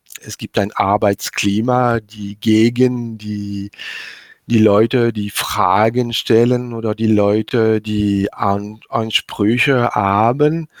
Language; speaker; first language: German; non-native, learner; French